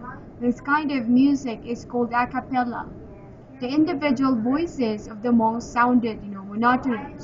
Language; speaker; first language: English; non-native, local second language; Filipino